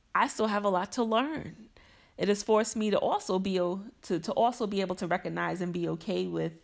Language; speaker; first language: English; native; English